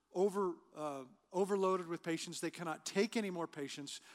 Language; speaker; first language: English; native; English